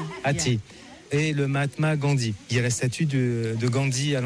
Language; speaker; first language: French; native; French